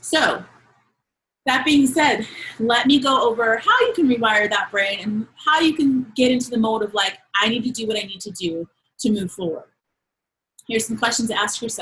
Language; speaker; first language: English; native; English